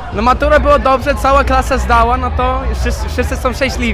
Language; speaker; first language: Polish; early bilingual, heritage; Polish